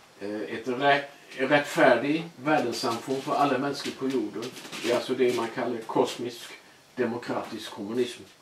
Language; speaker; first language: Swedish; native; Swedish